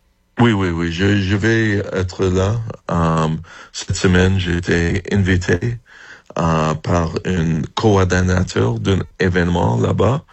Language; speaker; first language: French; non-native, learner; English